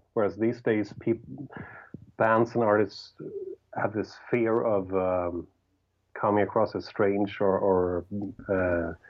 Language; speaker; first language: English; non-native, fluent; Swedish